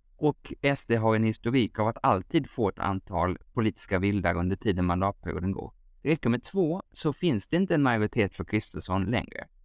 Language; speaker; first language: Swedish; native; Swedish